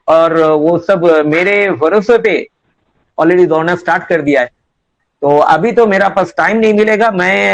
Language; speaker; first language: Hindi; non-native, local second language; Bangla